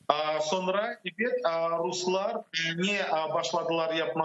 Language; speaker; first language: Turkish; non-native, learner; Crimean Tatar